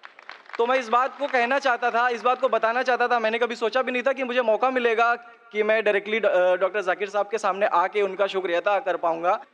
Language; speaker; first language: Hindi; native; Hindi